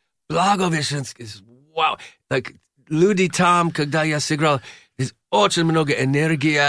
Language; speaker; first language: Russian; non-native, learner; English